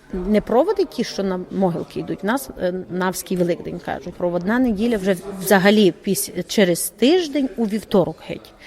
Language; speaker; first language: Ukrainian; native; Ukrainian